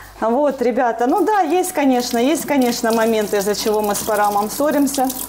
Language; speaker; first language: Russian; native; Russian